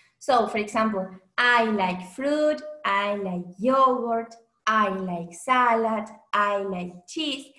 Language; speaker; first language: English; non-native, fluent; Spanish